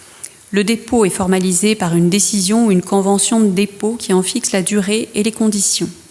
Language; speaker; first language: French; native; French